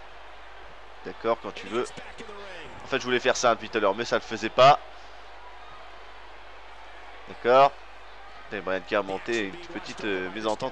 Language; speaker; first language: French; native; French